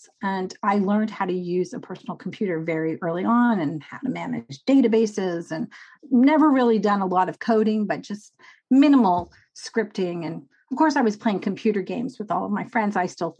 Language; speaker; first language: English; native; English